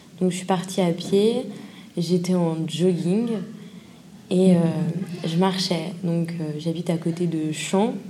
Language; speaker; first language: French; native; French